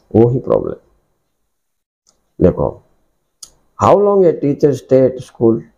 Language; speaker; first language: Hindi; non-native, local second language; Odia